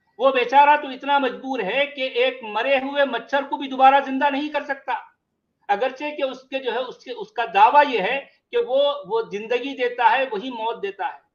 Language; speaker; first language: Hindi; native; Hindi